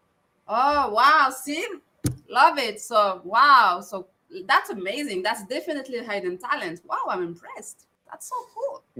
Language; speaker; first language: English; non-native, fluent; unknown